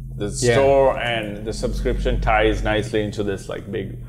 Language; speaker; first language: English; non-native, local second language; Sinhala